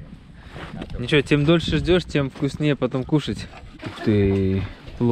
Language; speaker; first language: Russian; native; Russian